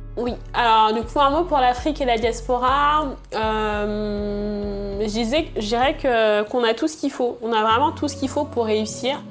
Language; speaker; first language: French; early bilingual, other home language; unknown